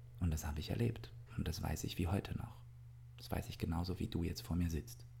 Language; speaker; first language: German; early bilingual, other home language; Russian